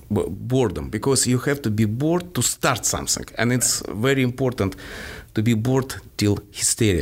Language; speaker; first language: English; non-native, fluent; Russian